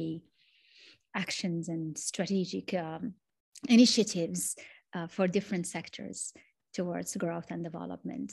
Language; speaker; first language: English; non-native, fluent; Arabic